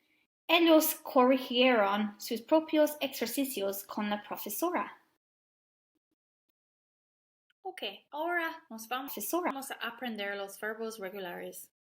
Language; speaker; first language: Spanish; non-native, learner; English